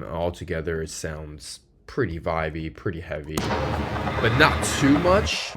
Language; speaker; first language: English; native; English